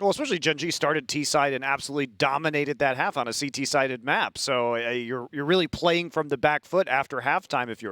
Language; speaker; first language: English; native; English